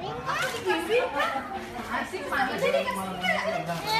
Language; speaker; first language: Indonesian; native; Indonesian